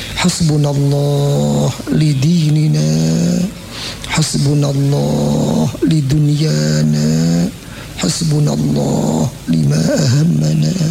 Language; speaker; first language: Arabic; non-native, fluent; Javanese